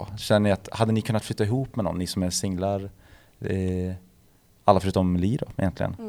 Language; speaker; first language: Swedish; native; Swedish